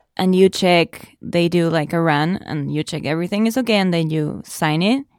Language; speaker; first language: English; non-native, fluent; Spanish